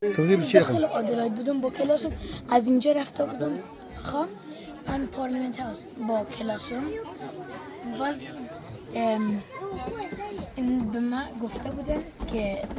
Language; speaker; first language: Persian; early bilingual, heritage; Persian